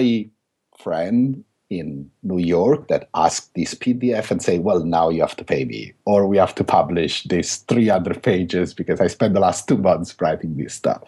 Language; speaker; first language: English; non-native, fluent; Italian